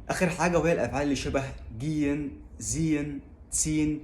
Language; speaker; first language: Arabic; native; Arabic